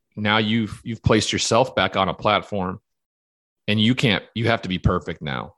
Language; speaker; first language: English; native; English